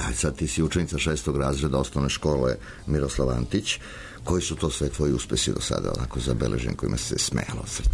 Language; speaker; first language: Serbian; native; Serbian